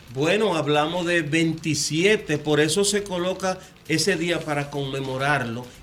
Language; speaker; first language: Spanish; native; Spanish